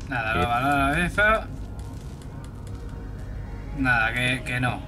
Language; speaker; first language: Spanish; native; Spanish